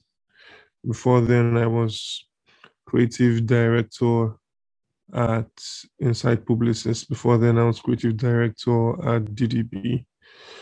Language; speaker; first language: English; non-native, local second language; Igbo